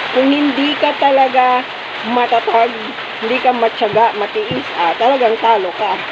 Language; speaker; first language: Filipino; native; Filipino